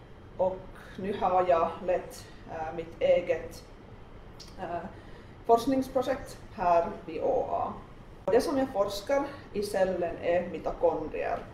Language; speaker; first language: Swedish; non-native, local second language; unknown